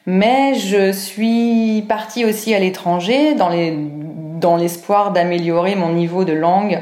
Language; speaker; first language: French; native; French